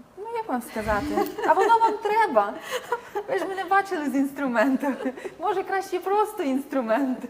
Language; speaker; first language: Ukrainian; native; Ukrainian